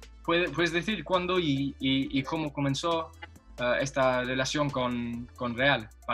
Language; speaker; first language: Spanish; non-native, learner; English